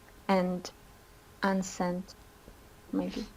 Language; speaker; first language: English; non-native, learner; Russian